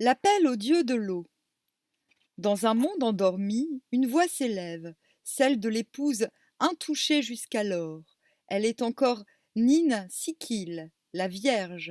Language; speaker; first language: French; native; French